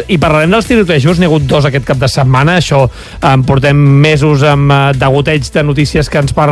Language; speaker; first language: Catalan; native; Catalan